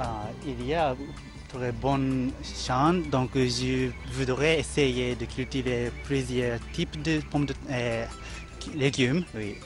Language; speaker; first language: French; non-native, learner; Japanese